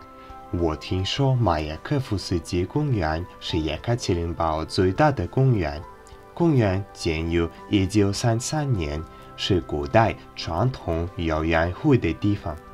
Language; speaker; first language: Chinese; non-native, learner; Russian